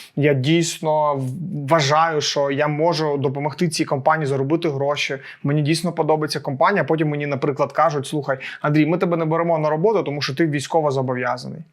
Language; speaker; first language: Ukrainian; non-native, local second language; Russian